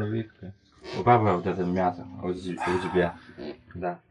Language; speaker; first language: Russian; non-native, fluent; Chinese